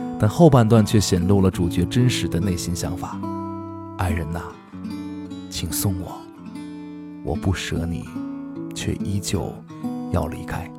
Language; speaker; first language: Chinese; native; Chinese